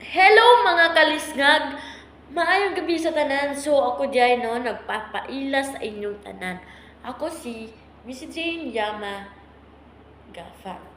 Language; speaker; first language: Cebuano; non-native, local second language; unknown